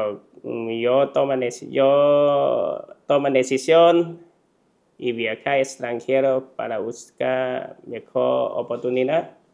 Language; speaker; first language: Spanish; non-native, learner; Chinese